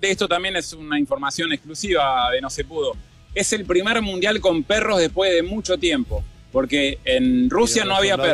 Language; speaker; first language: Spanish; native; Spanish